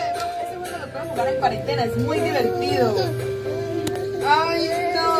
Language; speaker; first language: Spanish; native; Spanish